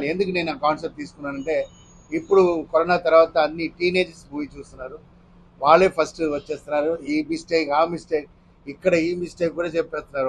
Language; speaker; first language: Telugu; non-native, fluent; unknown